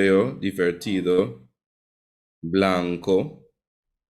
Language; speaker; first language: Spanish; non-native, fluent; English